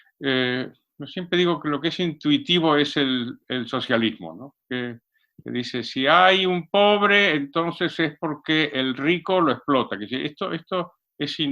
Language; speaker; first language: Spanish; native; Spanish